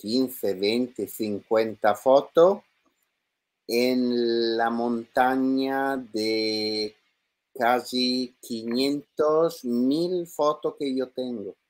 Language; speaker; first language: Spanish; non-native, learner; Italian